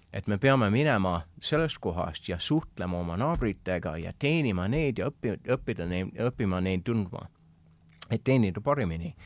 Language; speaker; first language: Estonian; non-native, fluent; English